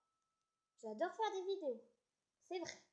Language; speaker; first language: French; native; French